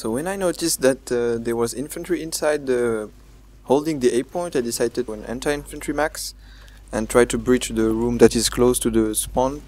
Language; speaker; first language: English; non-native, fluent; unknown